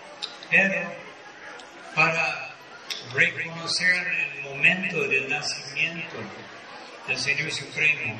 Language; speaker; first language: Spanish; non-native, fluent; Portuguese